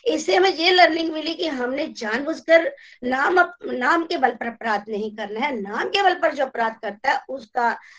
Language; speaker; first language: Hindi; native; Hindi